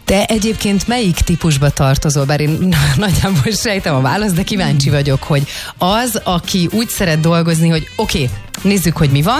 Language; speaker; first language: Hungarian; native; Hungarian